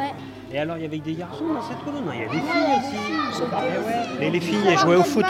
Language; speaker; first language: French; native; French